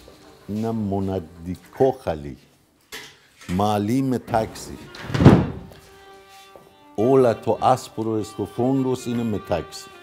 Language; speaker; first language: Greek; non-native, fluent; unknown